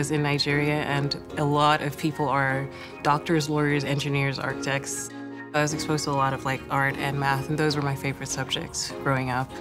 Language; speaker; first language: English; non-native, local second language; Yoruba